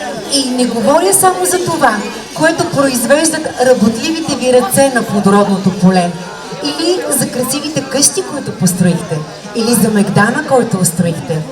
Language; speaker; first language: Bulgarian; native; Bulgarian